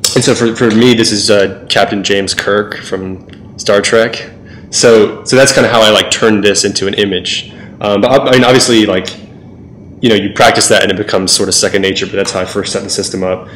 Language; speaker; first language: English; native; English